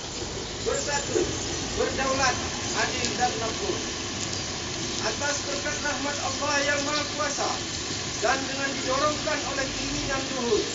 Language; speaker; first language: Indonesian; native; Indonesian